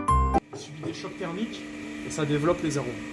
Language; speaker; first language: French; native; French